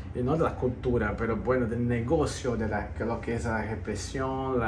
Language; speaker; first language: Spanish; early bilingual, heritage; Spanish